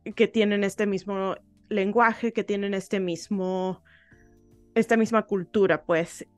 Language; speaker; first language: Spanish; early bilingual, heritage; Spanish